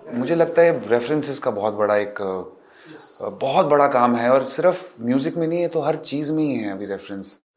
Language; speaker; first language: Hindi; native; Hindi